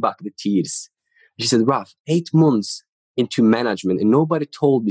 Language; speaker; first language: English; non-native, fluent; Polish